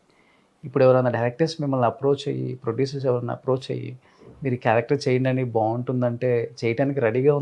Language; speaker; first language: Telugu; native; Telugu